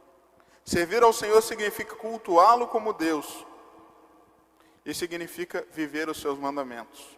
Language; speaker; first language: Portuguese; native; Portuguese